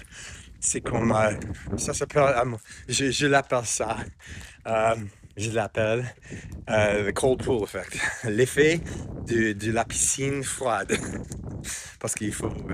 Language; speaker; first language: French; non-native, fluent; English